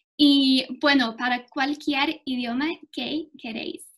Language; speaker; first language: Spanish; non-native, fluent; English